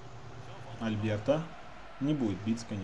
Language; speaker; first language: Russian; native; Russian